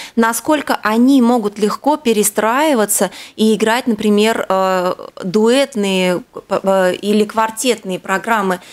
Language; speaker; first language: Russian; native; Russian